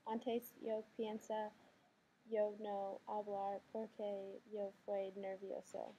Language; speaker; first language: Spanish; non-native, learner; English